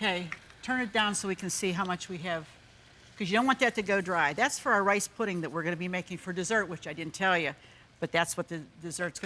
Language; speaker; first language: English; native; English